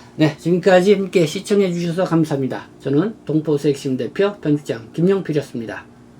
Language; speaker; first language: Korean; native; Korean